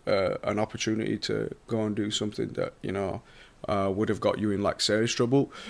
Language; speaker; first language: English; native; English